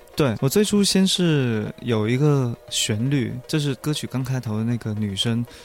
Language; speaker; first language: Chinese; native; Chinese